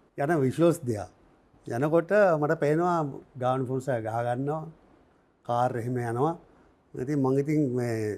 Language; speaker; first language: Sinhala; native; Sinhala